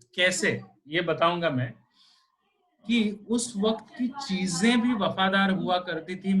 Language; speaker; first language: Hindi; non-native, local second language; Nepali